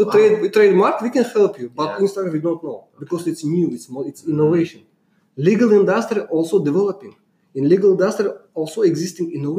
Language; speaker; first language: English; non-native, learner; Uzbek